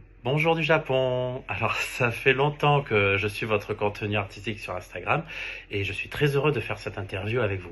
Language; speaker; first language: French; native; French